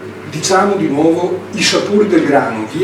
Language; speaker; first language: Italian; native; Italian